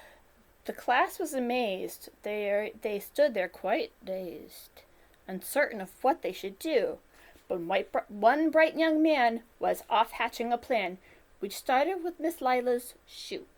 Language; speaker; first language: English; native; English